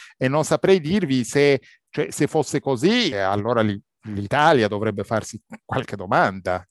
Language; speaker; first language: Italian; non-native, fluent; Arabic